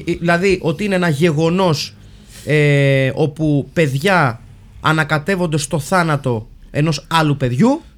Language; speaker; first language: Greek; early bilingual, heritage; Greek